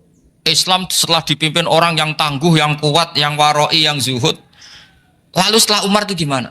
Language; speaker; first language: Indonesian; non-native, local second language; Javanese